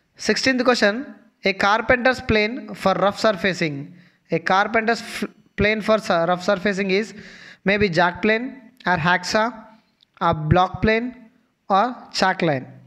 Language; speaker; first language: English; non-native, local second language; Telugu